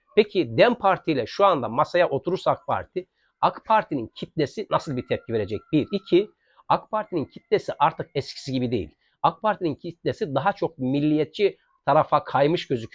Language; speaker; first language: Turkish; native; Turkish